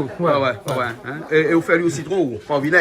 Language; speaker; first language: French; native; French